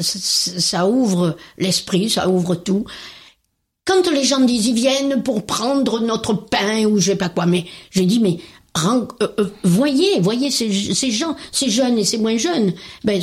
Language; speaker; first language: French; native; French